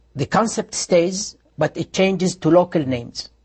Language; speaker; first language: English; non-native, fluent; Arabic